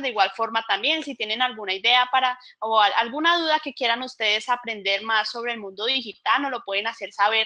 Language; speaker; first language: Spanish; native; Spanish